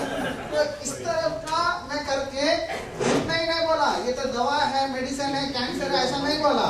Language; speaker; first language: Hindi; non-native, local second language; Tamil